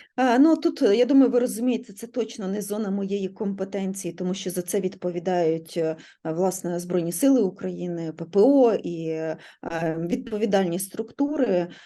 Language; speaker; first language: Ukrainian; native; Ukrainian